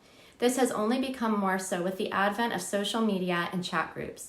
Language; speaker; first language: English; native; English